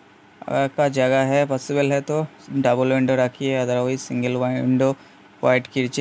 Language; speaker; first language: Hindi; non-native, local second language; Bangla